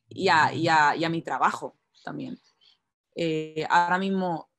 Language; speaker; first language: Spanish; native; Spanish